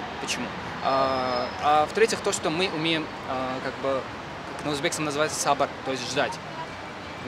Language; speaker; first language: Russian; non-native, local second language; Uzbek